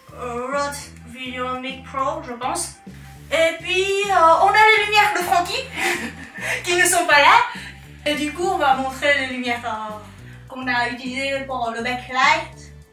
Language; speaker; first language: French; non-native, fluent; Vietnamese